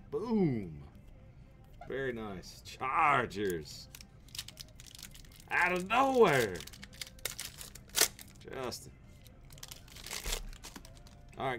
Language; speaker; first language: English; native; English